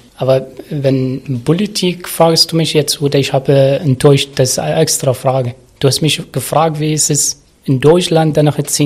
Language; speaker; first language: German; non-native, learner; Arabic